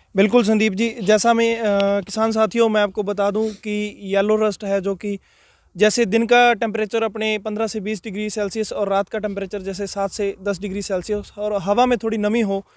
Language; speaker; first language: Hindi; non-native, local second language; Punjabi